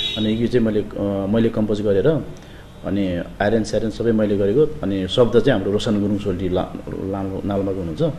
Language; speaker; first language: Nepali; non-native, local second language; Gurung